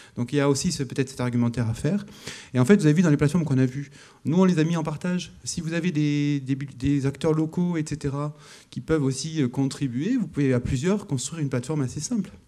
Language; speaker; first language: French; native; French